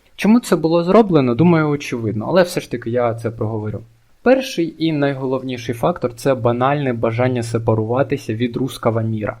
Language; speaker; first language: Ukrainian; non-native, local second language; Russian